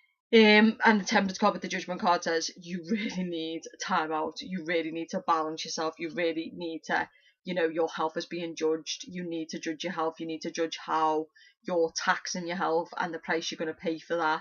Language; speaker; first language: English; native; English